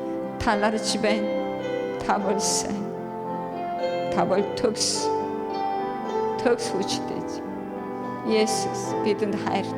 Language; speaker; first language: Mongolian; non-native, fluent; Korean